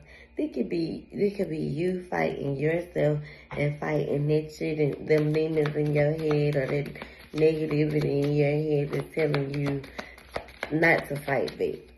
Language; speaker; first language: English; native; English